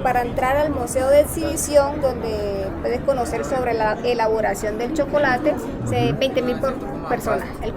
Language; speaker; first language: Spanish; native; Spanish